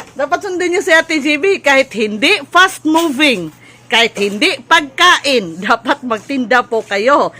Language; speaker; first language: Filipino; non-native, local second language; Cebuano